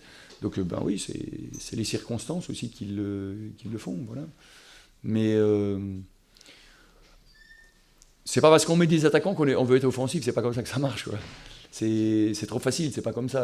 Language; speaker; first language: French; native; French